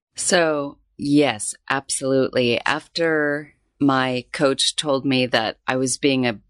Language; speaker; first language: English; native; English